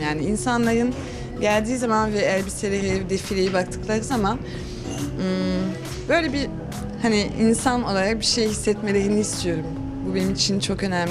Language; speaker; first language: Turkish; early bilingual, heritage; Turkish